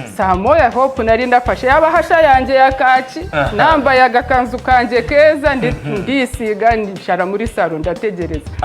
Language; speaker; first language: Kinyarwanda; early bilingual, heritage; Kinyarwanda